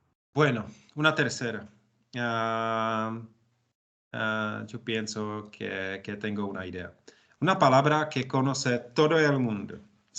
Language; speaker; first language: Spanish; non-native, learner; Czech